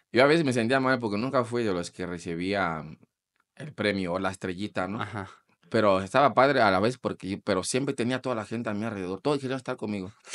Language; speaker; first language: Spanish; non-native, fluent; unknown